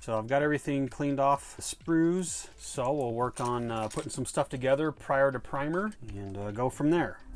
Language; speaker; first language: English; native; English